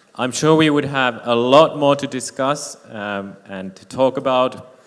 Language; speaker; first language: English; non-native, fluent; Finnish